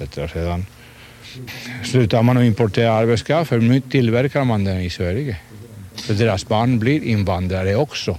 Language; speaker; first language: Swedish; non-native, fluent; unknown